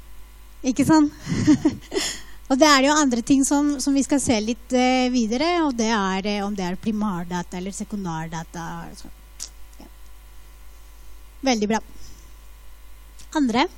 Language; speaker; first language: Norwegian; non-native, fluent; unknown